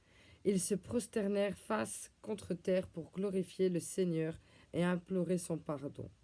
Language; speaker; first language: French; native; French